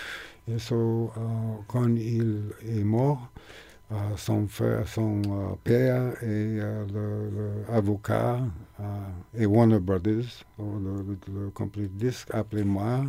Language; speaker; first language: French; non-native, learner; English